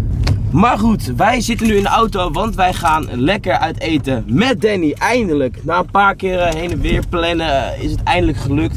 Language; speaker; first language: Dutch; native; Dutch